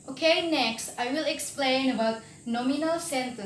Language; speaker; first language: English; non-native, learner; Indonesian